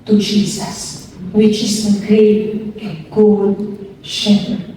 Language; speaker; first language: English; non-native, local second language; Filipino